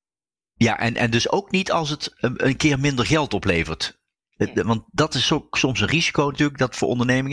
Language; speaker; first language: Dutch; native; Dutch